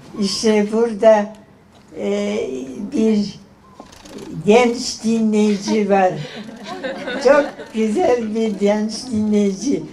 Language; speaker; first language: Turkish; early bilingual, other home language; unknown